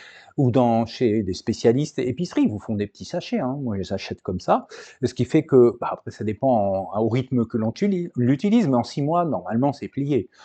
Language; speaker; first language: French; native; French